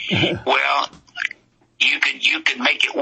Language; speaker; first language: English; native; English